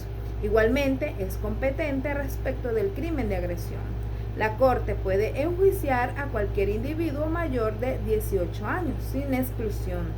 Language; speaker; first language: Spanish; native; Spanish